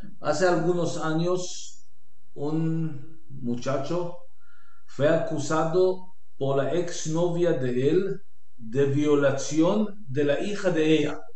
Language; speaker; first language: Spanish; non-native, learner; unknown